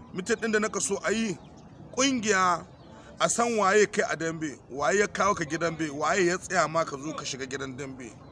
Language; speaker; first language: Hausa; native; Hausa